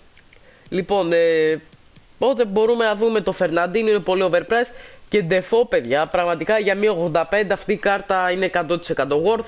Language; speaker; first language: Greek; native; Greek